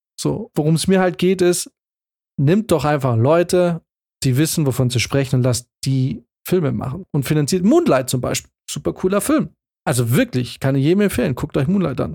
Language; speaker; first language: German; early bilingual, other home language; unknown